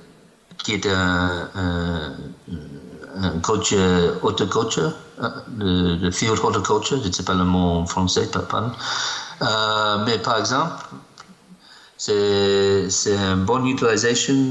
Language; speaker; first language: French; non-native, learner; English